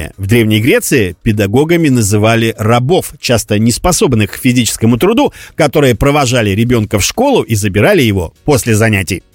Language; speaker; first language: Russian; native; Russian